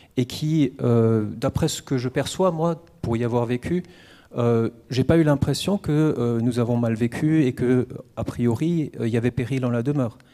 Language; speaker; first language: French; native; French